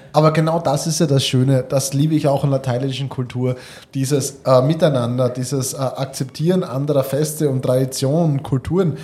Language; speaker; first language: German; native; German